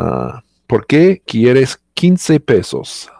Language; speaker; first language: Spanish; non-native, learner; English